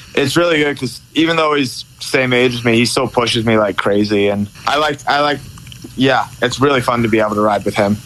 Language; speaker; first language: English; native; English